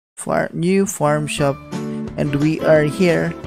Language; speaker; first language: English; non-native, local second language; Cebuano